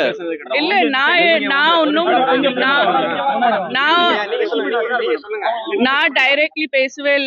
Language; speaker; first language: Tamil; non-native, local second language; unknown